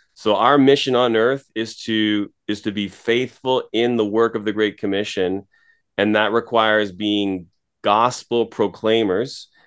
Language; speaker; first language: English; native; English